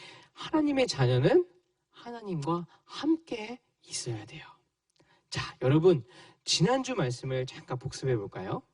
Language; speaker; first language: Korean; native; Korean